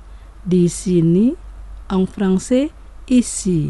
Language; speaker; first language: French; non-native, fluent; Indonesian